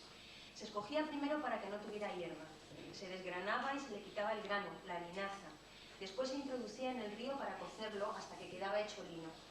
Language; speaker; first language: Spanish; native; Spanish